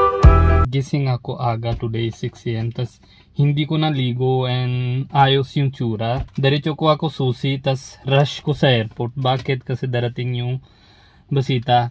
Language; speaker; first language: Filipino; non-native, learner; Punjabi